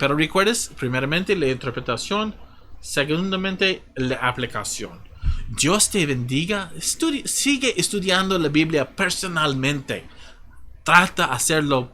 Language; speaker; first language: Spanish; non-native, fluent; English